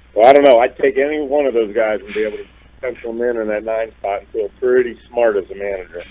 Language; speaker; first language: English; native; English